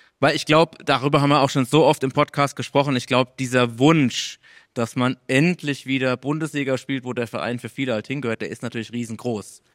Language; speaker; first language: German; native; German